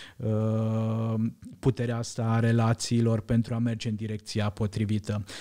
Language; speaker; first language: Romanian; non-native, local second language; Hungarian